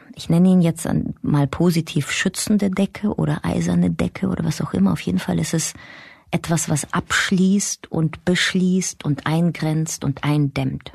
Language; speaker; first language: German; early bilingual, other home language; Russian